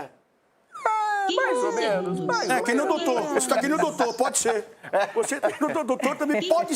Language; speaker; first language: Portuguese; native; Portuguese